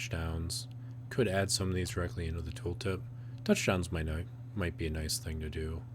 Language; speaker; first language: English; native; English